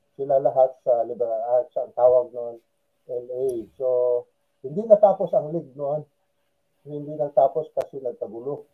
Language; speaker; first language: Filipino; non-native, local second language; Cebuano